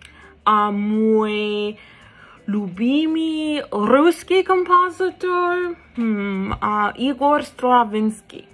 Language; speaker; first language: Russian; non-native, learner; English